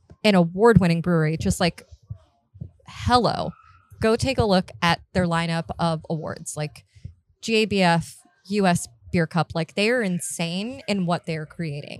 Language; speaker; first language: English; native; English